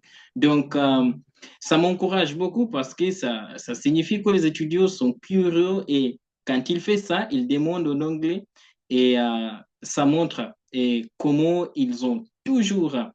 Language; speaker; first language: French; non-native, fluent; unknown